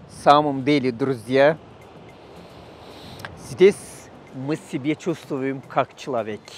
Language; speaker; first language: Russian; non-native, learner; Turkish